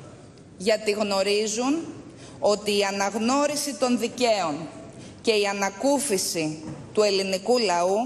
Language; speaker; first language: Greek; native; Greek